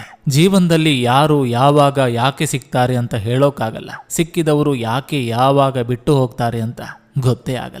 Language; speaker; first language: Kannada; native; Kannada